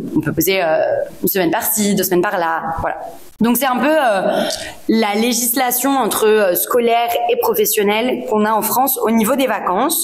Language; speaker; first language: French; native; French